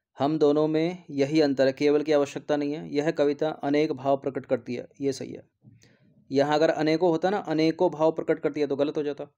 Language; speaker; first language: Hindi; native; Hindi